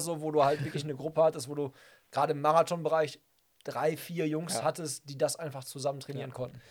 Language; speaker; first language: German; native; German